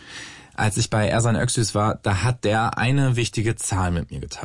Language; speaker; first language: German; native; German